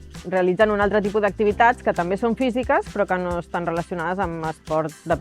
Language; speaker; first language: Catalan; native; Catalan